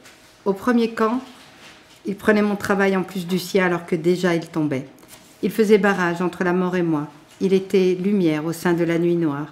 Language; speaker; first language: French; native; French